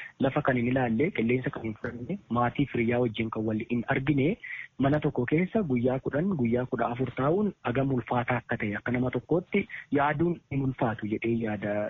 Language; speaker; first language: Oromo; native; Oromo